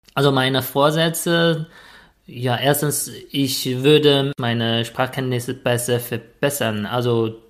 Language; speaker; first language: German; non-native, fluent; Chinese